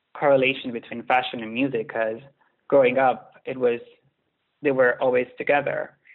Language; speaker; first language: English; non-native, fluent; Italian